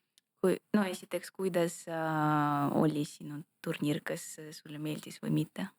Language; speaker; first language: Estonian; non-native, local second language; Russian